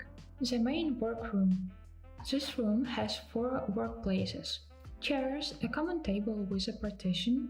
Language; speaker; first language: English; non-native, fluent; Ukrainian